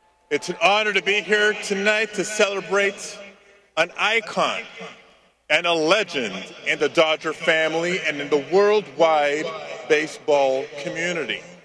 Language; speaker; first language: English; early bilingual, other home language; Spanish